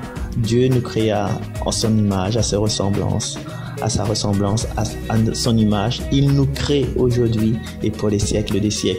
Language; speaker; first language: French; non-native, learner; Réunion Creole French